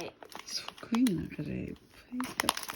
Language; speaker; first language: Japanese; non-native, fluent; Filipino